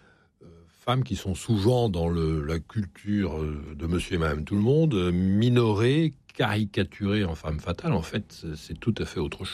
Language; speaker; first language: French; native; French